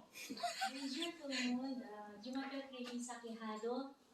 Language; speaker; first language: French; non-native, learner; Filipino